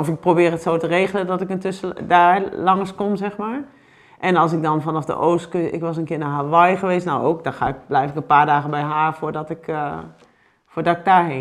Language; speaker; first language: Dutch; native; Dutch